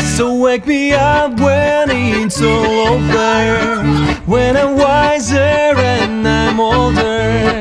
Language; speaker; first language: English; non-native, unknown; Russian